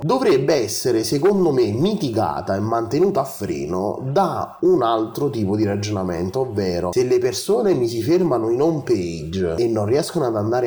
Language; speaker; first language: Italian; native; Italian